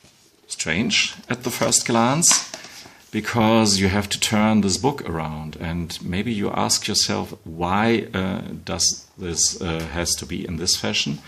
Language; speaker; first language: English; non-native, fluent; German